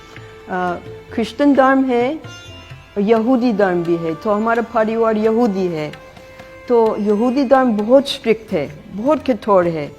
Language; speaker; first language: Hindi; non-native, fluent; English